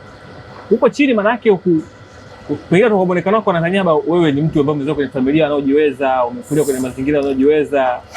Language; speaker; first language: Swahili; native; Swahili